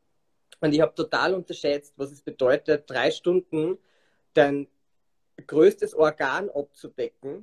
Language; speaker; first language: German; native; German